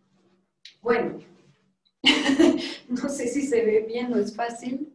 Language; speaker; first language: Spanish; non-native, fluent; French